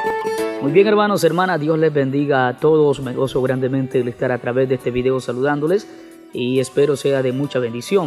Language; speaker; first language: Spanish; native; Spanish